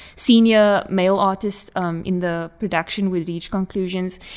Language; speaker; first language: English; native; English